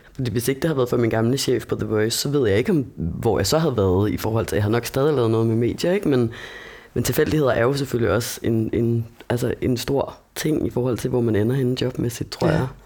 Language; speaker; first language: Danish; native; Danish